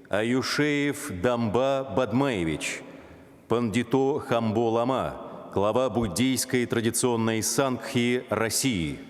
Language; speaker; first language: Russian; native; Russian